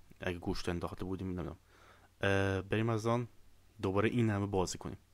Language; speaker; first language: Persian; early bilingual, heritage; Persian